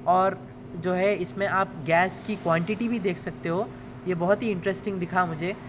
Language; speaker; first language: Hindi; non-native, local second language; Urdu